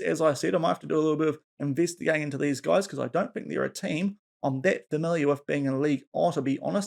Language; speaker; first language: English; native; English